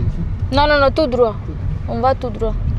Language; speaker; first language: French; non-native, learner; Telugu